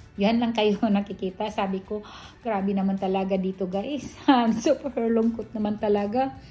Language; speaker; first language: Filipino; non-native, local second language; Cebuano